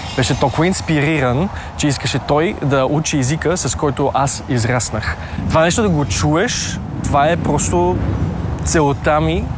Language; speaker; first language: Bulgarian; early bilingual, heritage; Bulgarian